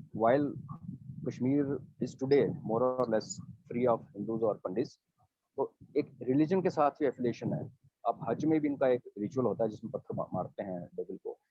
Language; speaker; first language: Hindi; non-native, local second language; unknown